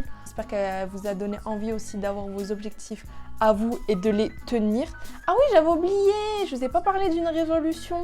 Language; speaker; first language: French; native; French